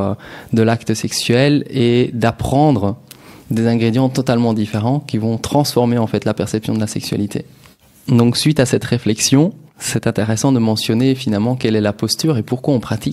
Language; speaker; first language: French; native; French